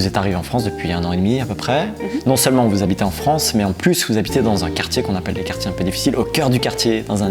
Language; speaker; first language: French; native; French